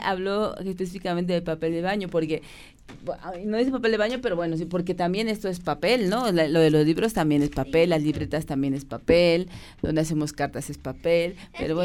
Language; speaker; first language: Spanish; native; Spanish